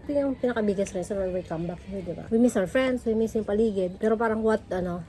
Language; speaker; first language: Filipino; non-native, local second language; Cebuano